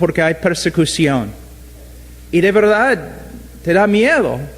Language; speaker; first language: Spanish; non-native, fluent; English